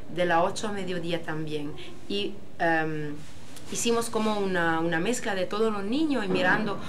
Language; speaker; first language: Spanish; non-native, fluent; French